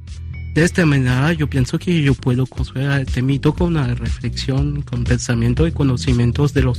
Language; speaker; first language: Spanish; early bilingual, heritage; Spanish